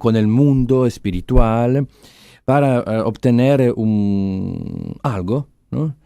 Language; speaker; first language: Spanish; non-native, fluent; Italian